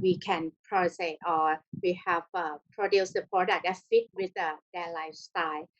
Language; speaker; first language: English; non-native, learner; Thai